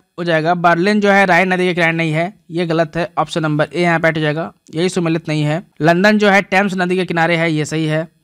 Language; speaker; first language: Hindi; native; Hindi